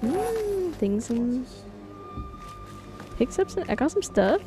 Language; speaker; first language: English; native; English